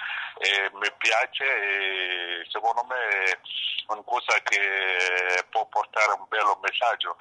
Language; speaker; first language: Italian; non-native, learner; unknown